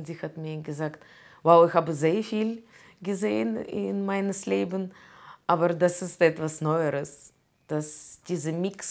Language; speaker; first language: German; non-native, learner; Russian